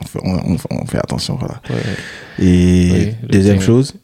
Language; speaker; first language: French; non-native, local second language; Haitian Creole